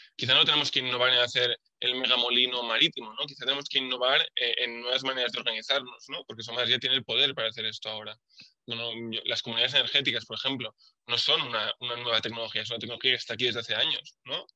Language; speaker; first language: Spanish; native; Spanish